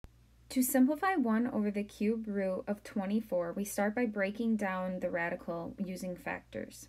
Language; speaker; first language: English; native; English